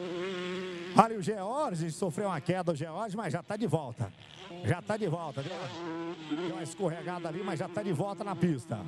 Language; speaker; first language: Portuguese; native; Portuguese